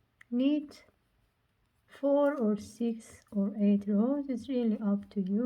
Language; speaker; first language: English; non-native, learner; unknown